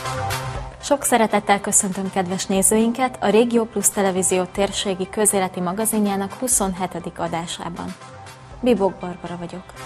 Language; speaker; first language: Hungarian; native; Hungarian